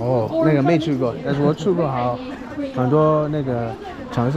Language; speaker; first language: Chinese; non-native, fluent; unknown